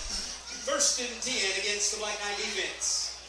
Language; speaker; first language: English; native; English